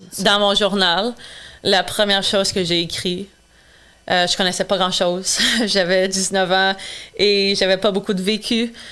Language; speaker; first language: French; non-native, local second language; English